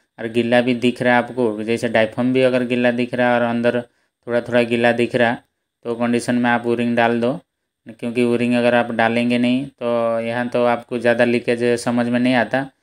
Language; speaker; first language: Hindi; native; Hindi